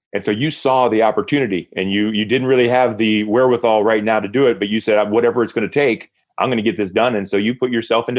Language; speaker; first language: English; native; English